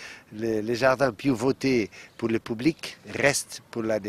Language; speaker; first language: French; non-native, fluent; Portuguese